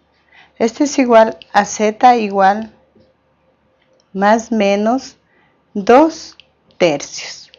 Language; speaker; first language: Spanish; native; Spanish